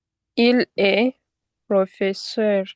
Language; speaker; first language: French; non-native, learner; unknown